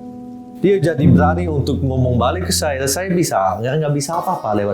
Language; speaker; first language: Indonesian; non-native, fluent; Dutch